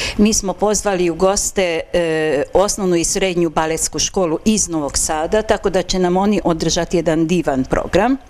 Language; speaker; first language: Bosnian; non-native, local second language; Hungarian